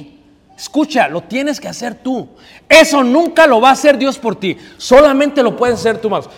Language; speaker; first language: Spanish; native; Spanish